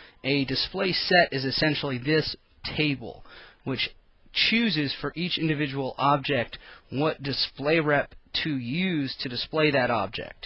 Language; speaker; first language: English; native; English